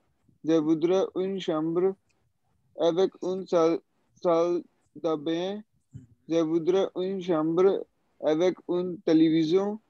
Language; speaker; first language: French; non-native, learner; Hindi